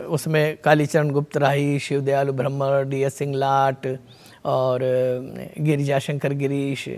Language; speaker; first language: Hindi; non-native, local second language; Marwari